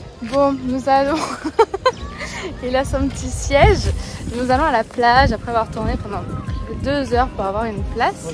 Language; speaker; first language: French; native; French